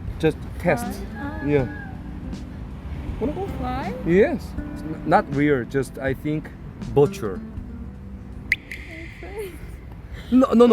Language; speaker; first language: English; non-native, learner; Korean